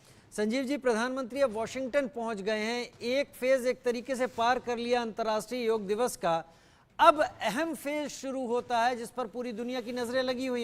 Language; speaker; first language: Hindi; native; Hindi